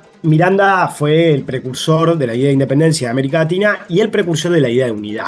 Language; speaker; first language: Spanish; native; Spanish